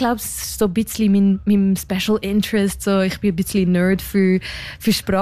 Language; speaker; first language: German; non-native, local second language; French